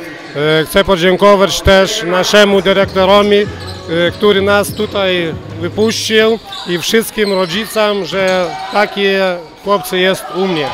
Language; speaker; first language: Polish; non-native, learner; Lithuanian